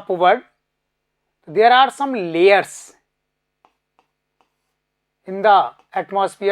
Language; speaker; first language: English; non-native, local second language; Hindi